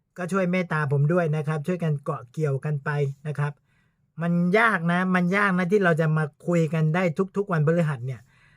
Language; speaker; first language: Thai; native; Thai